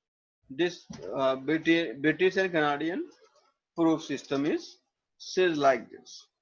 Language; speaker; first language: English; non-native, local second language; Hindi